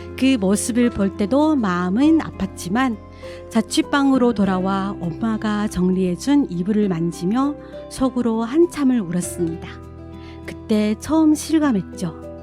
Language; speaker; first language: Korean; non-native, fluent; Chinese